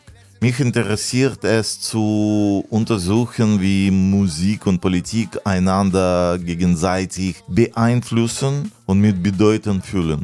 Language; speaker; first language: German; non-native, learner; Russian